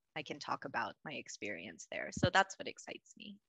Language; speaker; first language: English; native; English